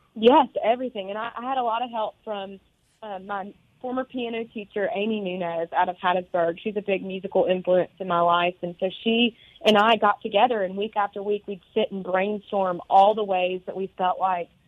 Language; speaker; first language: English; native; English